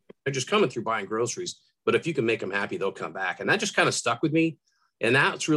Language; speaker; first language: English; native; English